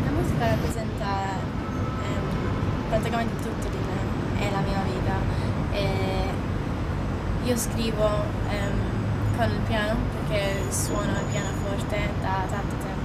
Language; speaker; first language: Italian; non-native, fluent; Maltese